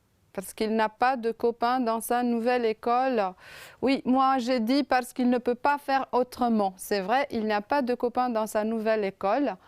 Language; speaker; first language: French; non-native, fluent; Romanian